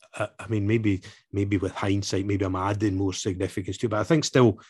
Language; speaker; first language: English; native; English